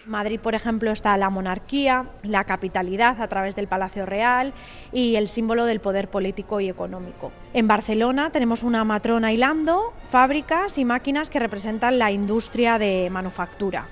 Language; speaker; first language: Spanish; native; Spanish